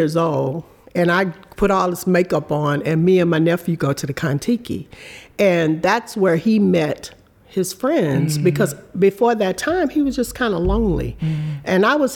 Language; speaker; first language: English; native; English